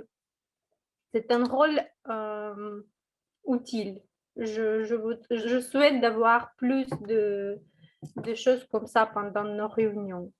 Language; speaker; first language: French; non-native, fluent; Russian